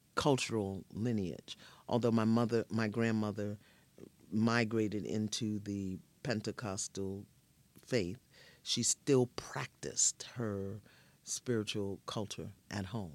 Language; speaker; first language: English; native; English